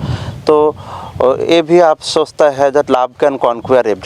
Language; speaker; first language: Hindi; non-native, local second language; Bangla